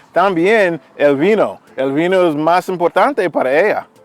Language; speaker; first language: Spanish; non-native, learner; English